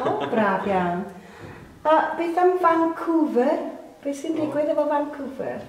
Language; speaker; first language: Welsh; native; Welsh